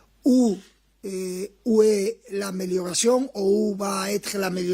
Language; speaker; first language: French; non-native, fluent; Spanish